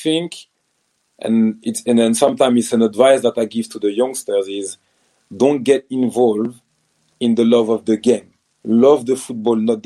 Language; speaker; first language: English; non-native, fluent; French